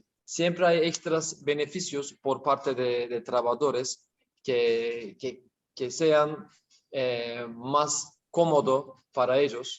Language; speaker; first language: Spanish; non-native, learner; Turkish